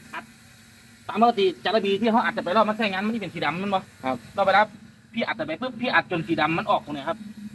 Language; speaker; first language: Thai; native; Thai